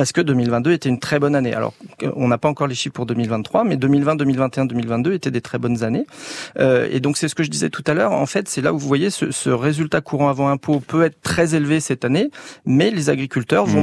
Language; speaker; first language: French; native; French